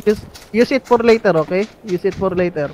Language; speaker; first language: English; non-native, local second language; Filipino